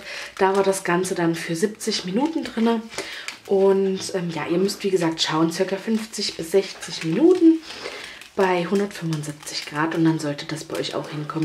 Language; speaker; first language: German; native; German